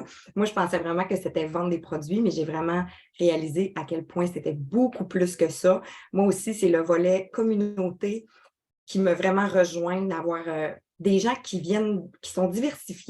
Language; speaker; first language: French; native; French